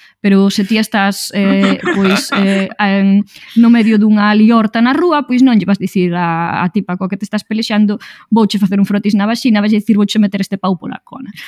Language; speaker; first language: Galician; native; Galician